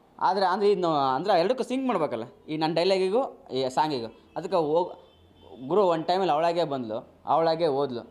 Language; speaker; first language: Kannada; native; Kannada